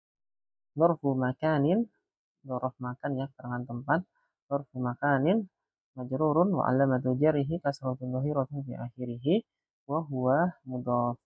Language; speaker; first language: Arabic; non-native, fluent; Indonesian